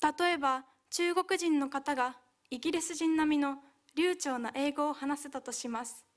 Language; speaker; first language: Japanese; early bilingual, other home language; Hungarian